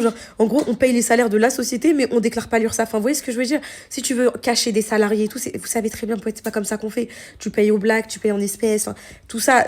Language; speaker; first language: French; native; French